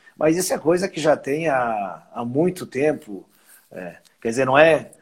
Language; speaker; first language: Portuguese; native; Portuguese